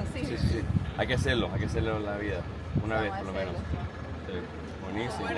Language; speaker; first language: Spanish; early bilingual, heritage; Spanish